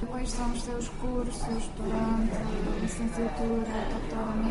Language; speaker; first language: Portuguese; non-native, fluent; Chinese